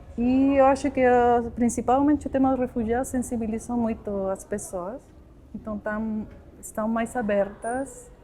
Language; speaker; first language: Portuguese; non-native, fluent; Spanish